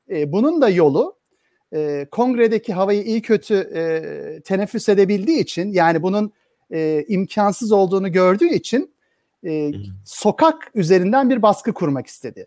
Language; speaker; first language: Turkish; native; Turkish